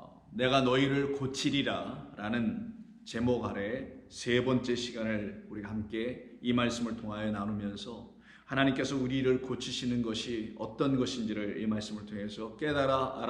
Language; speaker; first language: Korean; native; Korean